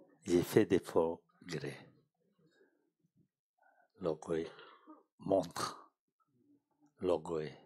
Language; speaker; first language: French; non-native, learner; Tibetan